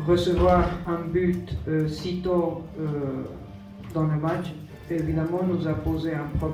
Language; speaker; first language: French; non-native, fluent; Spanish